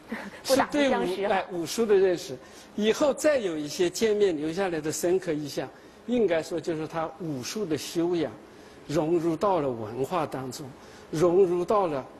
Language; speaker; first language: Chinese; native; Chinese